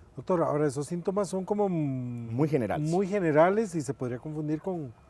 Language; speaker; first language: Spanish; native; Spanish